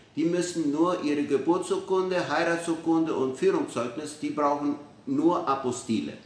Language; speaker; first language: German; early bilingual, heritage; Spanish